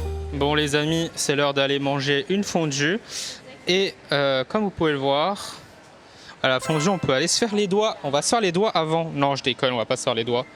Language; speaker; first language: French; native; French